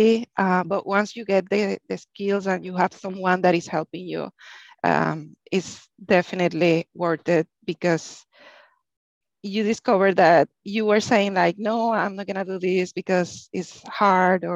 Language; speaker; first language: English; non-native, fluent; Spanish